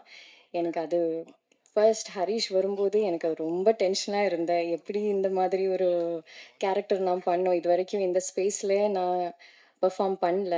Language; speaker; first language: Tamil; non-native, learner; Malayalam